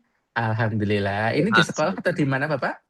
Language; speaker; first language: Indonesian; native; Indonesian